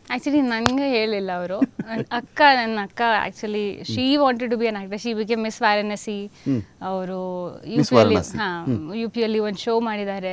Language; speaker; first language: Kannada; non-native, fluent; Hindi